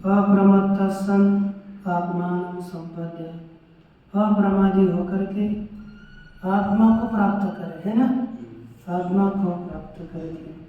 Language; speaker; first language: Hindi; non-native, local second language; Marathi